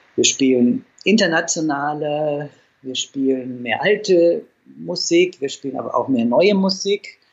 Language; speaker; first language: German; native; German